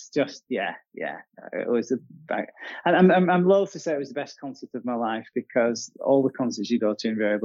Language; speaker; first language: English; native; English